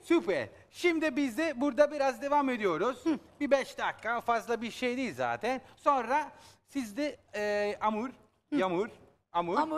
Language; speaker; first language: Turkish; non-native, learner; Italian